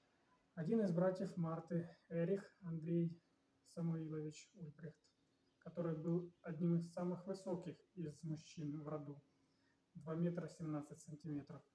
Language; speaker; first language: Russian; native; Russian